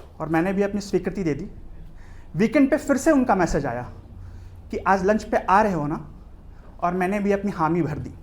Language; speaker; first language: Hindi; native; Hindi